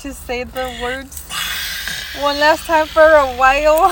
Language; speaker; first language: English; early bilingual, other home language; Spanish